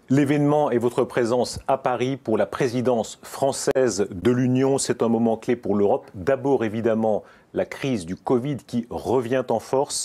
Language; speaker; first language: French; native; French